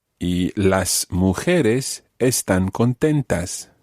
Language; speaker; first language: Spanish; non-native, fluent; English